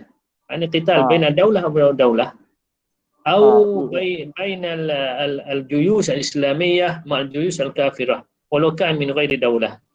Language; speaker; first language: Arabic; non-native, fluent; Malay